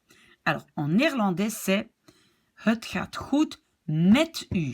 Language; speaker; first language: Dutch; non-native, fluent; French